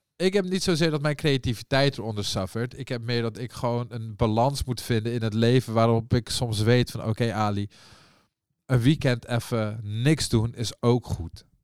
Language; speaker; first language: Dutch; early bilingual, other home language; Persian